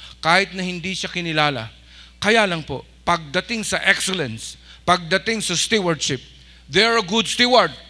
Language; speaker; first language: Filipino; non-native, local second language; Iloko